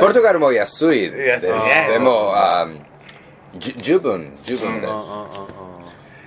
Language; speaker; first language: Japanese; non-native, learner; Portuguese